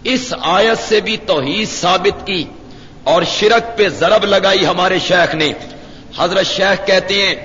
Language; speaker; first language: Urdu; non-native, local second language; Punjabi